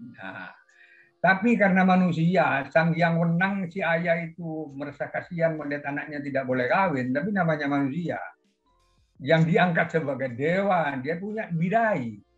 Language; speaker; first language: Indonesian; non-native, local second language; Madurese